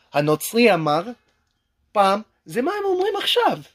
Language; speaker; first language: Hebrew; non-native, learner; English